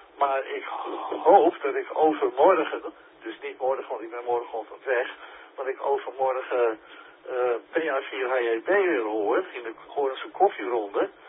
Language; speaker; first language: Dutch; native; Dutch